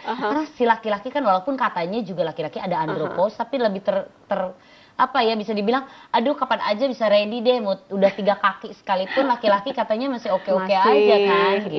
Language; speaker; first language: Indonesian; native; Indonesian